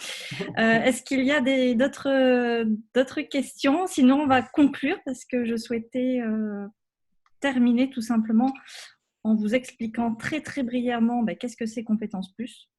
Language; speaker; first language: French; native; French